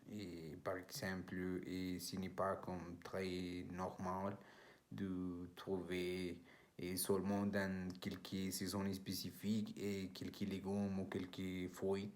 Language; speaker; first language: French; non-native, learner; Spanish